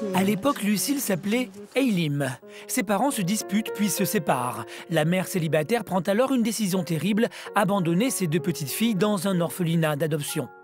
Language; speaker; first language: French; native; French